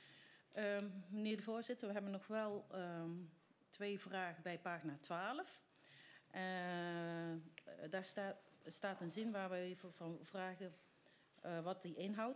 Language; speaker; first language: Dutch; native; Dutch